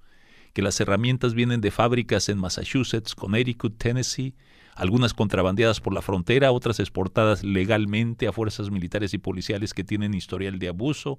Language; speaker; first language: Spanish; native; Spanish